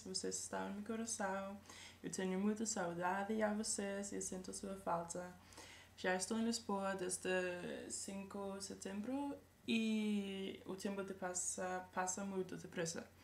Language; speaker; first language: Portuguese; non-native, learner; Danish